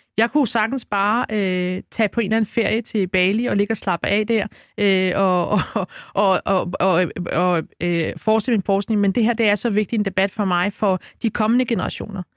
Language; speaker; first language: Danish; early bilingual, other home language; Arabic